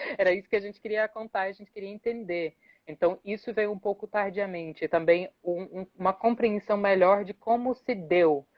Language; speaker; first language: Portuguese; non-native, fluent; English